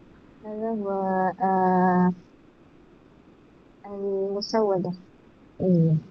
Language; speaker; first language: Arabic; non-native, learner; Malay